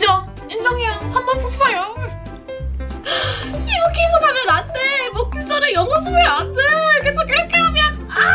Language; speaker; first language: Korean; non-native, fluent; English